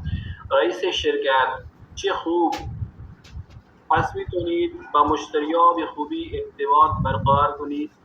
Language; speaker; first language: Persian; non-native, learner; Urdu